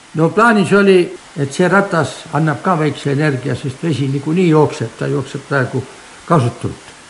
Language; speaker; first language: Estonian; native; Estonian